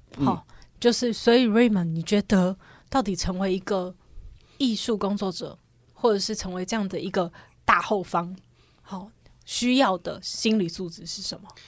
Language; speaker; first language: Chinese; native; Chinese